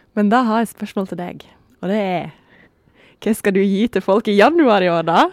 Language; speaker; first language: Norwegian; native; Norwegian